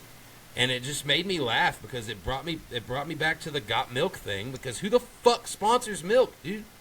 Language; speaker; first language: English; native; English